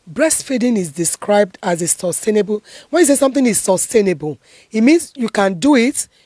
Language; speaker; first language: English; non-native, local second language; Yoruba